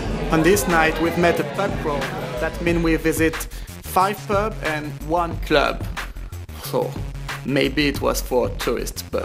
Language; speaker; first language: English; non-native, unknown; French